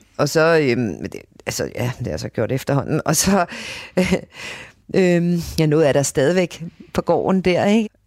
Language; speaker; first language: Danish; native; Danish